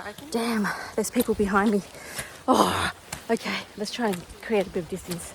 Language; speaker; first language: English; native; English